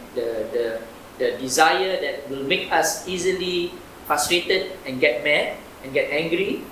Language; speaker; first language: English; non-native, local second language; Malay